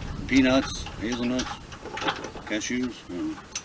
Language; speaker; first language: English; native; English